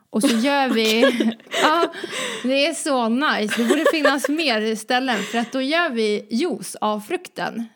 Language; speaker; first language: Swedish; early bilingual, other home language; Croatian